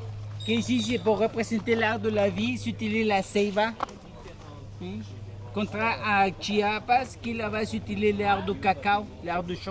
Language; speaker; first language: French; non-native, fluent; Spanish